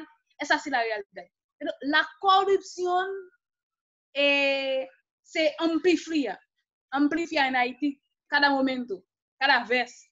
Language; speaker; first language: Spanish; non-native, fluent; Haitian Creole